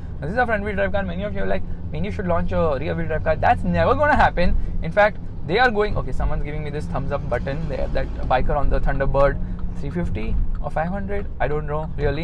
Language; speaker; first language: English; non-native, local second language; Hindi